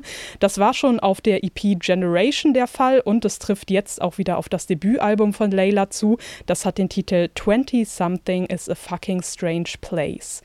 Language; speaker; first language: German; native; German